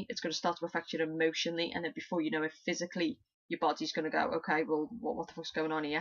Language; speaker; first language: English; native; English